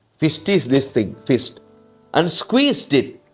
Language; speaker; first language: English; non-native, local second language; Sinhala